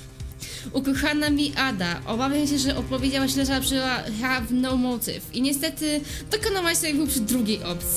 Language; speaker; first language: Polish; native; Polish